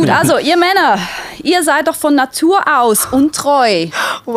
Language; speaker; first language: German; native; German